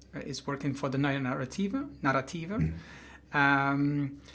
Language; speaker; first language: English; non-native, fluent; Dutch